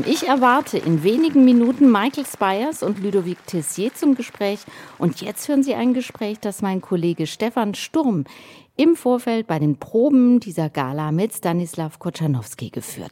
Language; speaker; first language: German; native; German